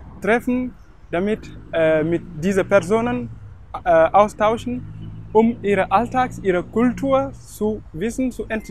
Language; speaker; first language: German; non-native, fluent; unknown